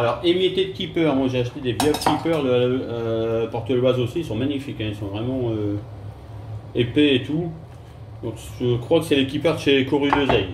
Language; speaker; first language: French; native; French